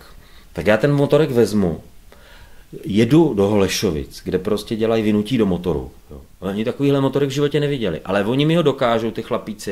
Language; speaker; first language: Czech; native; Czech